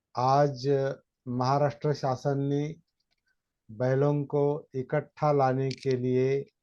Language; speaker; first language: Hindi; non-native, local second language; Marathi